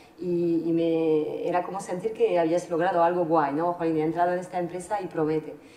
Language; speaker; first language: Spanish; non-native, fluent; French